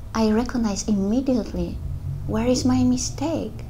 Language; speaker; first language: English; non-native, learner; Polish